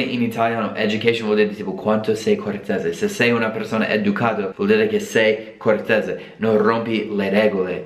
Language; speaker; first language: Italian; non-native, fluent; English